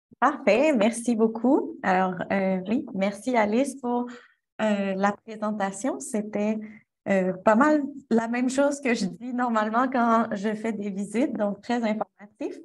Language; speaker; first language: French; native; French